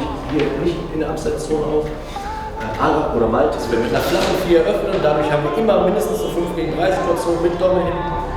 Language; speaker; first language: German; native; German